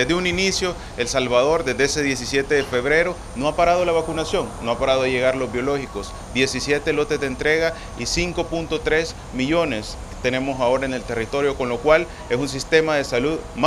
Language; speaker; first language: Spanish; native; Spanish